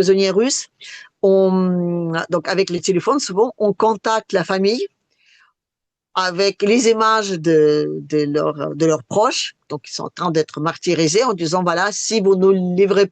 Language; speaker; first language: French; non-native, fluent; Russian